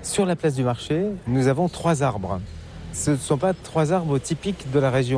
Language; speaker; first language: French; native; French